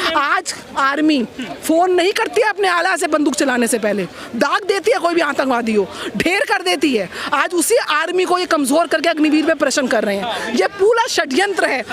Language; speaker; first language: Hindi; native; Hindi